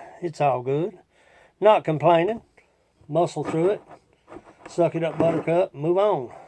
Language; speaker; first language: English; native; English